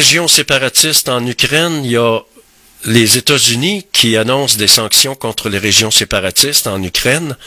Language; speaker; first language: French; native; French